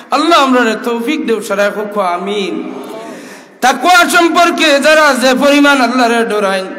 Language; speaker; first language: Bangla; non-native, local second language; Sylheti